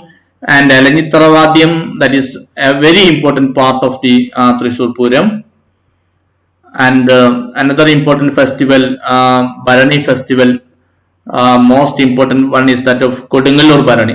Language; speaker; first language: English; non-native, local second language; Malayalam